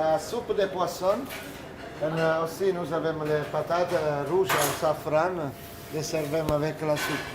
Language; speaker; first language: French; non-native, fluent; Italian